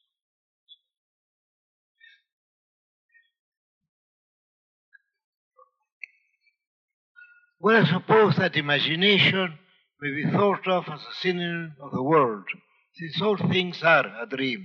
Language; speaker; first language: English; non-native, fluent; Spanish